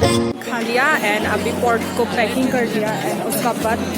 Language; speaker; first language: Hindi; non-native, local second language; Assamese